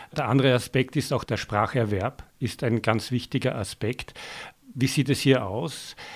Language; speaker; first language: German; native; German